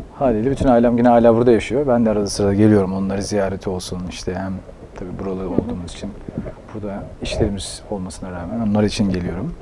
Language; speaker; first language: Turkish; early bilingual, other home language; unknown